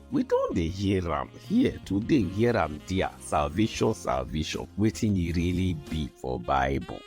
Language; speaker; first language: Nigerian Pidgin; non-native, local second language; Yoruba